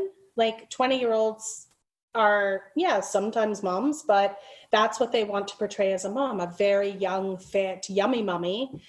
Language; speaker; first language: English; native; English